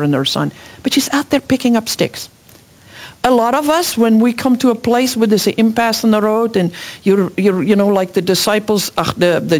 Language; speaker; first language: English; non-native, local second language; Afrikaans